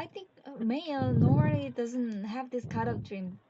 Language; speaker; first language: English; non-native, learner; Korean